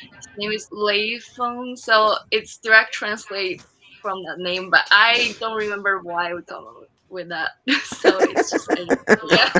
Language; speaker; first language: English; non-native, fluent; Chinese